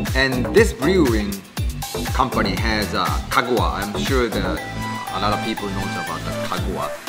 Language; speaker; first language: English; non-native, fluent; Japanese